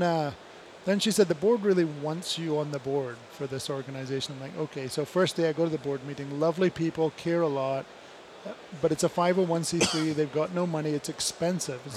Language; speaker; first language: English; native; English